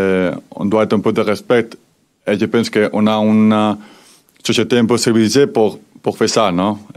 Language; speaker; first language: French; non-native, fluent; Spanish